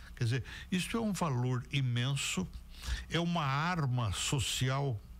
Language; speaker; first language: Portuguese; native; Portuguese